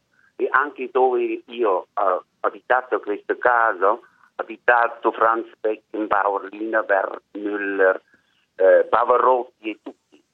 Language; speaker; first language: Italian; non-native, learner; German